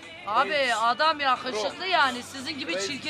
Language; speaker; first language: Turkish; native; Turkish